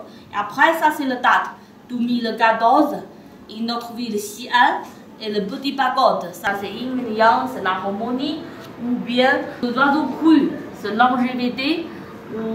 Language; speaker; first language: French; non-native, learner; Chinese